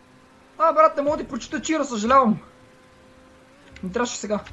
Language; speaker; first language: Bulgarian; native; Bulgarian